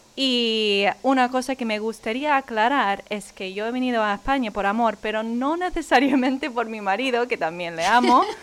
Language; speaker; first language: Spanish; non-native, fluent; English